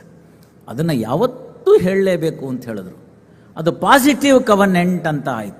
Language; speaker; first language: Kannada; native; Kannada